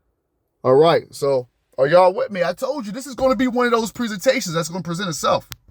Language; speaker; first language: English; native; English